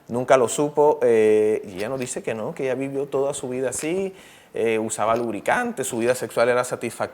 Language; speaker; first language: Spanish; native; Spanish